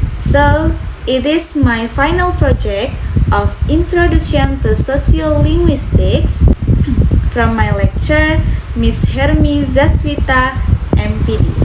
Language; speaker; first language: English; non-native, local second language; Indonesian